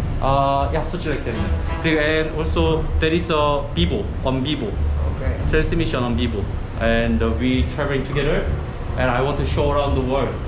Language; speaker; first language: English; non-native, learner; Korean